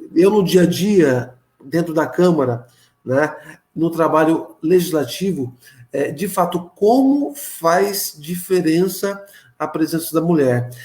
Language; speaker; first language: Portuguese; native; Portuguese